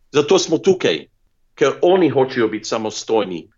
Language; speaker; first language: Slovenian; early bilingual, heritage; Slovenian